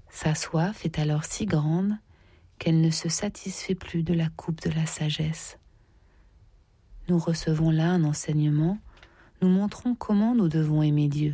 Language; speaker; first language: French; native; French